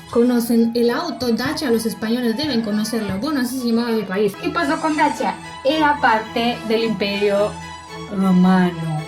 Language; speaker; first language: Spanish; non-native, fluent; Romanian